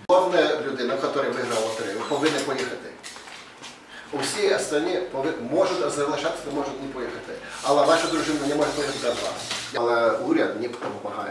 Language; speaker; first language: Ukrainian; non-native, learner; Russian